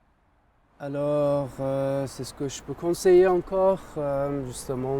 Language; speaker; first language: French; non-native, fluent; Persian